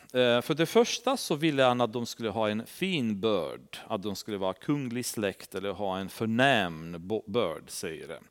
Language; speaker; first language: Swedish; non-native, fluent; Romanian